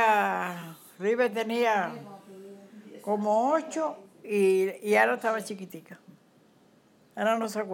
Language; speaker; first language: Spanish; native; Spanish